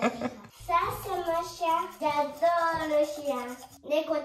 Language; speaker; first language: French; early bilingual, other home language; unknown